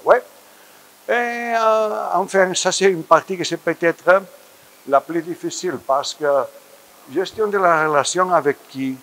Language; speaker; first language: French; non-native, fluent; Spanish